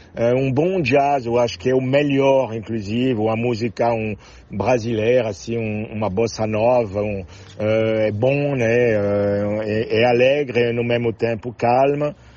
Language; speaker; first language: Portuguese; non-native, fluent; French